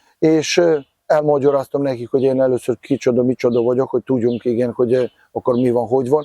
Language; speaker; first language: Hungarian; non-native, fluent; Serbian